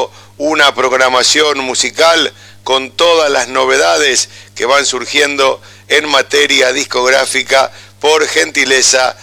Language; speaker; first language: Spanish; native; Spanish